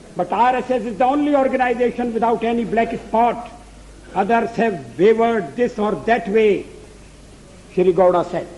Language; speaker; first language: English; non-native, local second language; Hindi